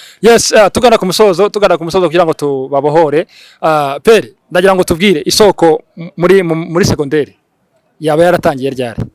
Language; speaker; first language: Kinyarwanda; native; Kinyarwanda